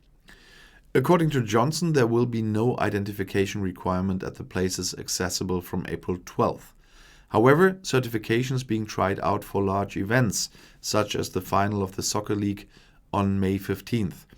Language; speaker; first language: English; non-native, fluent; German